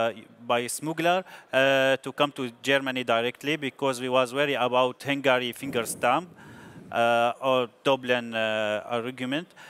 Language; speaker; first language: English; non-native, learner; Arabic